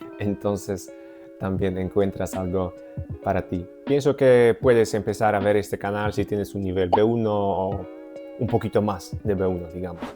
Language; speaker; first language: Spanish; non-native, fluent; Polish